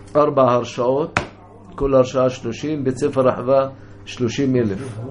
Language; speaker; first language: Hebrew; non-native, local second language; Arabic